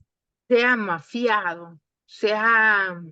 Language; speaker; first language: Spanish; native; Spanish